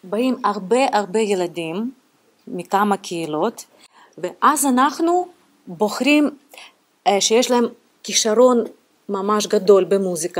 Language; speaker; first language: Hebrew; non-native, fluent; Russian